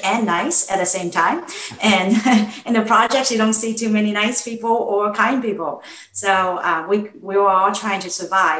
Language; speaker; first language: English; non-native, local second language; Cantonese